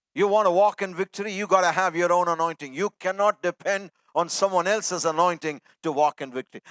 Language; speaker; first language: English; non-native, local second language; Tamil